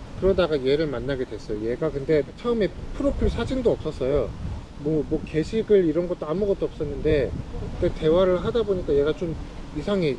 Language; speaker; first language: Korean; native; Korean